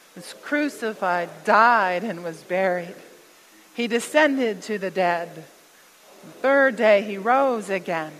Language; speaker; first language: English; native; English